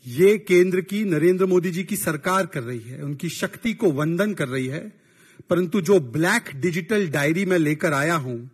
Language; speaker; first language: Hindi; native; Hindi